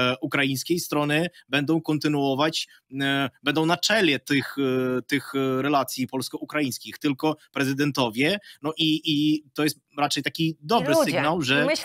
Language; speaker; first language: Polish; non-native, fluent; Ukrainian